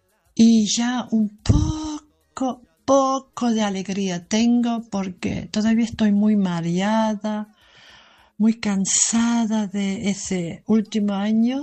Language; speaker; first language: Spanish; non-native, fluent; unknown